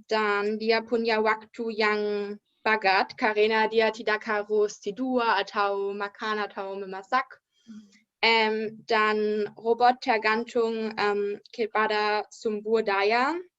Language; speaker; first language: Indonesian; non-native, learner; German